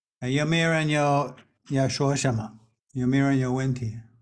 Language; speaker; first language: Chinese; non-native, fluent; English